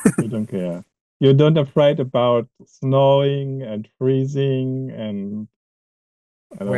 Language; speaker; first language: English; non-native, fluent; German